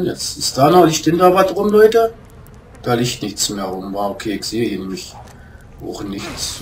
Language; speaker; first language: German; native; German